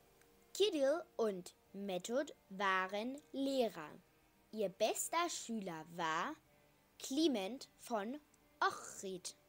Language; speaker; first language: German; early bilingual, other home language; Macedonian